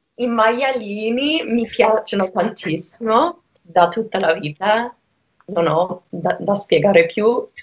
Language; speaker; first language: Italian; non-native, fluent; English